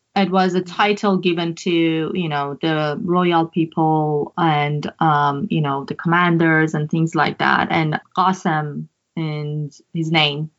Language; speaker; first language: English; non-native, fluent; Persian